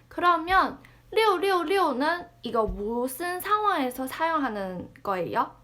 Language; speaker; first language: Korean; non-native, fluent; Chinese